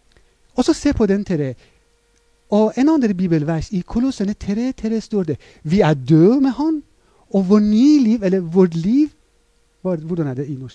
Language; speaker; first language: Norwegian; non-native, fluent; Persian